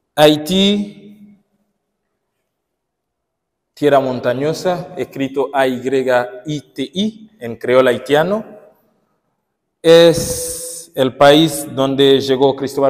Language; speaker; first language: Spanish; non-native, fluent; Haitian Creole